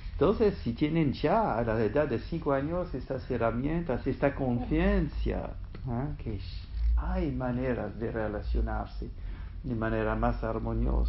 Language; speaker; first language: Spanish; non-native, fluent; French